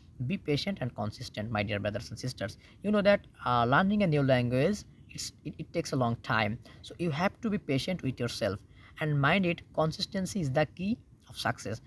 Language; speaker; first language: English; non-native, local second language; Bangla